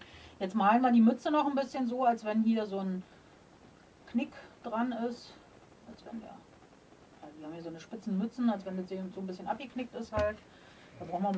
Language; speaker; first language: German; native; German